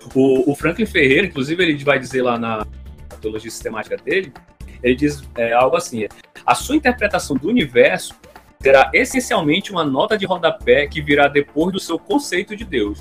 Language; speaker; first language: Portuguese; native; Portuguese